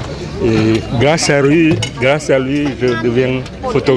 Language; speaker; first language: French; non-native, fluent; Lao